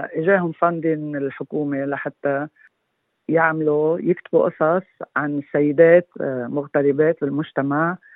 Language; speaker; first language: Arabic; native; Arabic